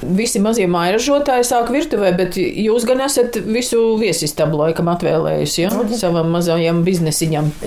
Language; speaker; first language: Latvian; native; Latvian